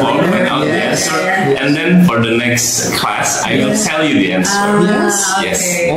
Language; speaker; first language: English; non-native, learner; Indonesian